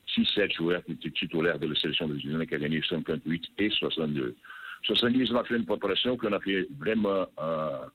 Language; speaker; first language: French; non-native, fluent; Portuguese